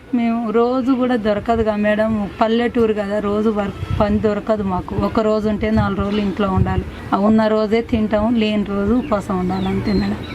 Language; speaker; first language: Telugu; native; Telugu